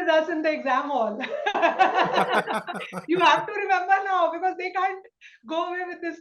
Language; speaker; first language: English; non-native, local second language; Hindi